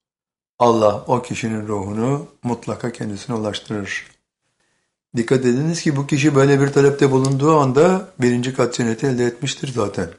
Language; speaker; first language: Turkish; native; Turkish